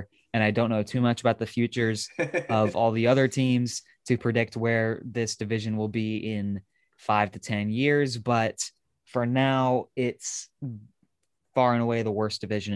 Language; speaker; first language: English; native; English